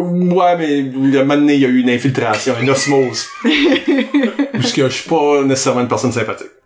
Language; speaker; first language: French; native; French